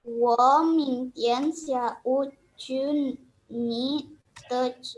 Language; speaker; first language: Chinese; non-native, learner; Indonesian